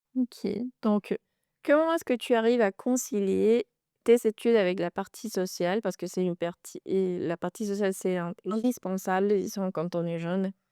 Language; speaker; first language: French; non-native, fluent; Spanish